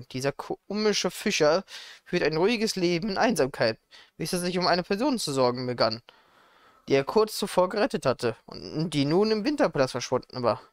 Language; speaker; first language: German; native; German